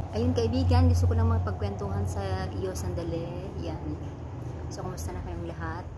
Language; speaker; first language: Filipino; native; Filipino